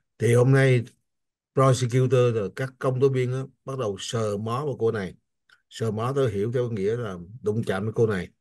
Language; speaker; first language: Vietnamese; native; Vietnamese